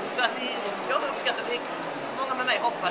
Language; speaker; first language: Swedish; native; Swedish